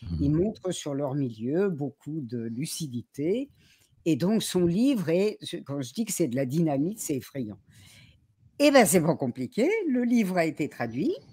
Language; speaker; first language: French; native; French